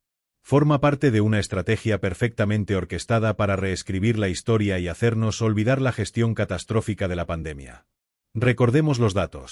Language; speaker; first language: Spanish; native; Spanish